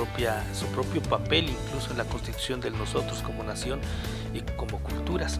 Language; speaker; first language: Spanish; native; Spanish